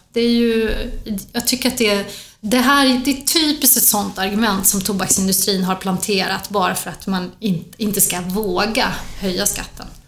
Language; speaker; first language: Swedish; native; Swedish